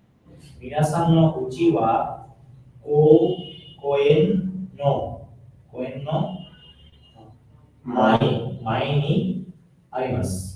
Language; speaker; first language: Japanese; non-native, learner; Bangla